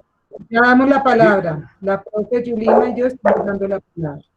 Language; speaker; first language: Spanish; native; Spanish